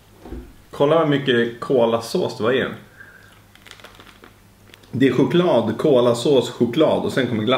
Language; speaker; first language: Swedish; native; Swedish